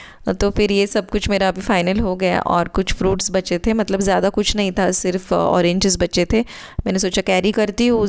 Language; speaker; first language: Hindi; native; Hindi